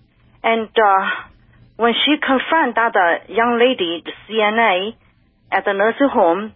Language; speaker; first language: English; non-native, fluent; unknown